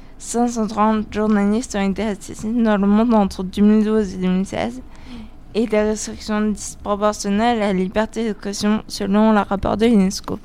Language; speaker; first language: French; non-native, fluent; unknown